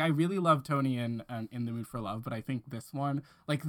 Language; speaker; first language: English; non-native, local second language; Cantonese